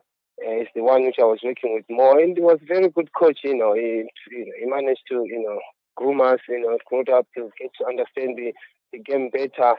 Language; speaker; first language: English; non-native, local second language; Shona